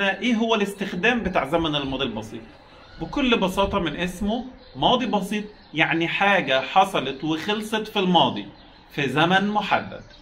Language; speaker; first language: Arabic; native; Arabic